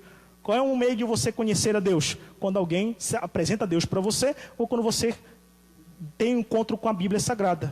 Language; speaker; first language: Portuguese; native; Portuguese